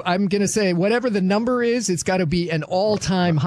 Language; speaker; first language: English; native; English